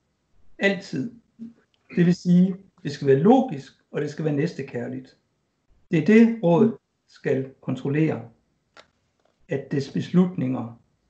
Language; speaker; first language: Danish; native; Danish